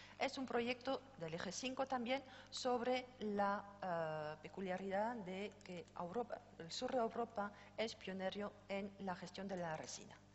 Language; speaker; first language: Spanish; non-native, fluent; French